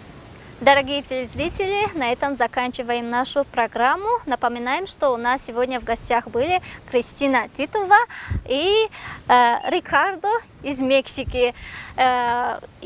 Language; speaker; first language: Russian; non-native, local second language; Tajik